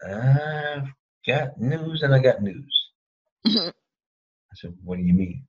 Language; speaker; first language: English; native; English